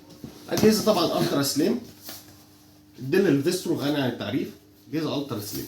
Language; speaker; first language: Arabic; native; Arabic